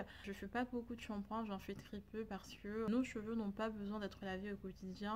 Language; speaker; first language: French; native; French